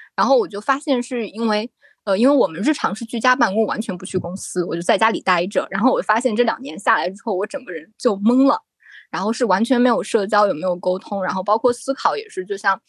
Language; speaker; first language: Chinese; native; Chinese